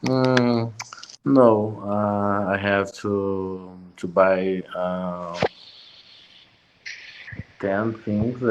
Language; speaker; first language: English; non-native, learner; Portuguese